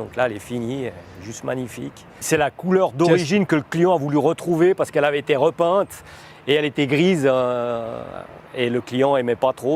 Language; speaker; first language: French; native; French